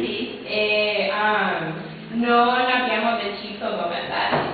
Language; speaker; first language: Italian; non-native, learner; English